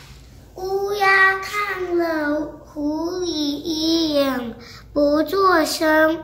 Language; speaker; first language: Chinese; early bilingual, heritage; Chinese